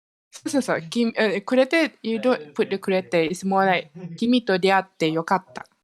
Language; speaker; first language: Japanese; non-native, fluent; Malay